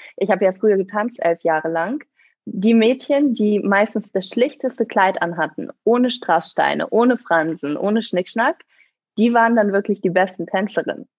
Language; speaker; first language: German; native; German